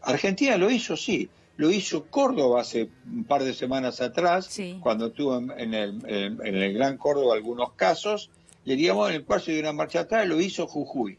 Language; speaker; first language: Spanish; native; Spanish